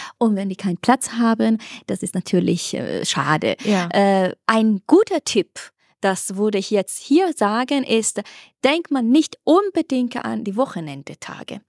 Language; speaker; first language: German; non-native, fluent; Italian